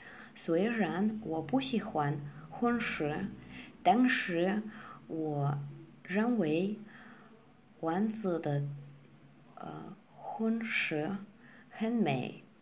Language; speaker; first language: Chinese; non-native, learner; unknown